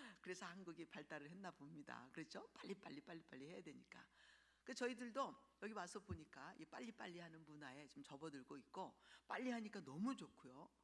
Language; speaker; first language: Korean; early bilingual, heritage; Korean